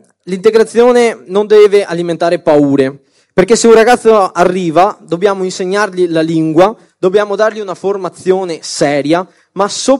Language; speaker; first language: Italian; native; Italian